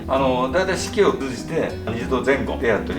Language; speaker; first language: Japanese; native; Japanese